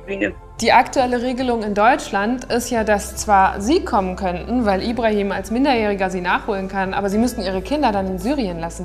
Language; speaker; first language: German; native; German